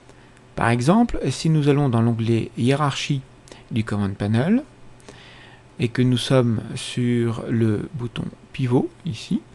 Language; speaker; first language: French; native; French